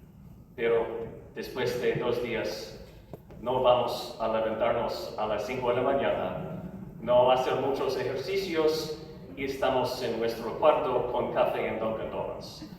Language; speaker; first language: Spanish; non-native, learner; English